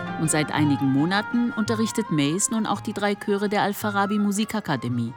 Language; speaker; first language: German; native; German